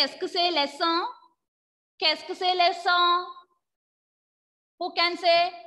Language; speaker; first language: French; non-native, fluent; Malayalam